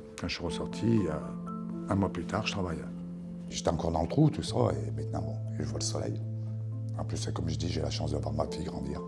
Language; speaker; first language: French; native; French